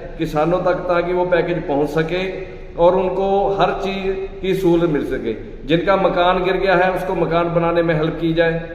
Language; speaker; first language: Hindi; non-native, local second language; Punjabi